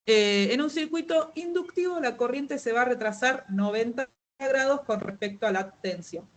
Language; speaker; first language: Spanish; native; Spanish